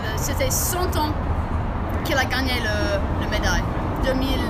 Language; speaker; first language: French; non-native, learner; English